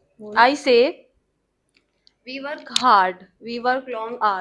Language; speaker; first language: English; non-native, learner; Hindi